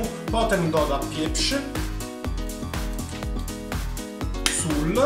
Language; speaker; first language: Polish; non-native, learner; Italian